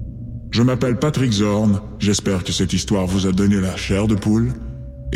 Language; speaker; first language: French; native; French